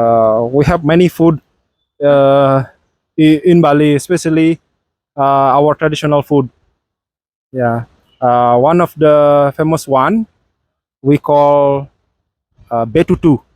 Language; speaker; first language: English; non-native, fluent; Balinese